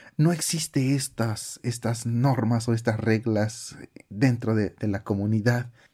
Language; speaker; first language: Spanish; native; Spanish